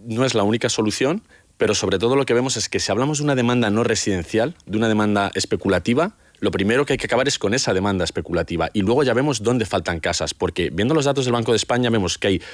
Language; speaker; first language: Spanish; native; Spanish